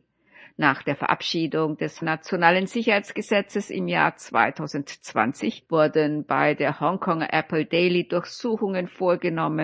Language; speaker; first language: German; native; German